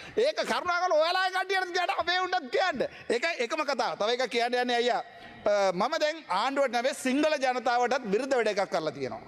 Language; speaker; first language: Sinhala; non-native, local second language; Tamil